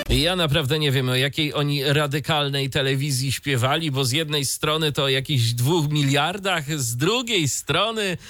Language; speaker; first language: Polish; native; Polish